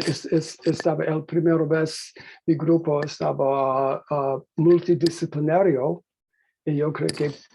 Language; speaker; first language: Spanish; non-native, learner; English